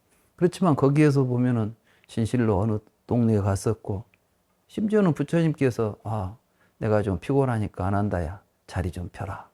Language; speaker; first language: Korean; native; Korean